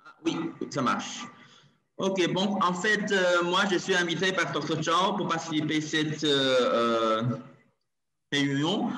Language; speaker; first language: French; non-native, learner; Chinese